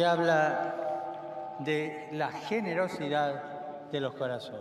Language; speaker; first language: Spanish; native; Spanish